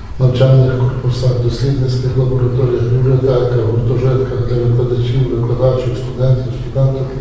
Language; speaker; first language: Ukrainian; native; Ukrainian